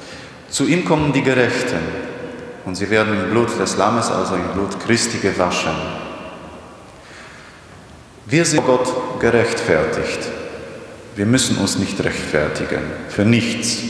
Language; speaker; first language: German; non-native, fluent; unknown